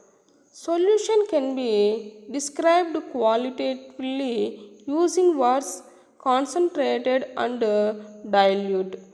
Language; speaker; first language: English; non-native, local second language; Telugu